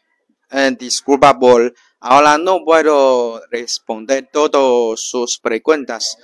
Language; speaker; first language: Spanish; non-native, learner; Chinese